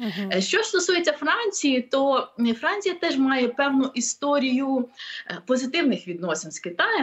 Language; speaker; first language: Ukrainian; native; Ukrainian